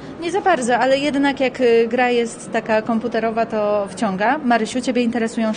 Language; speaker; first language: Polish; native; Polish